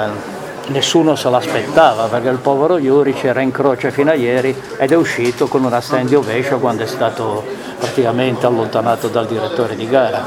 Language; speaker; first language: Italian; native; Italian